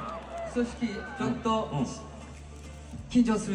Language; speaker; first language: Japanese; non-native, learner; Thai